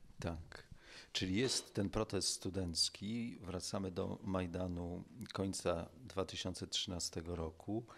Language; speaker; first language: Polish; native; Polish